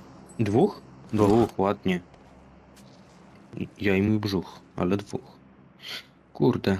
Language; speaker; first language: Polish; native; Polish